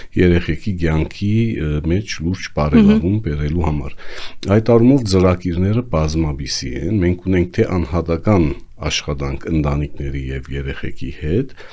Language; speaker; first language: Armenian; native; Armenian